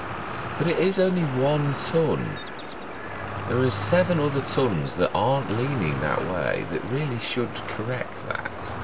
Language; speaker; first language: English; native; English